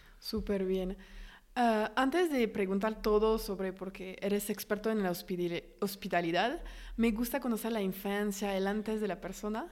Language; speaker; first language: Spanish; non-native, fluent; French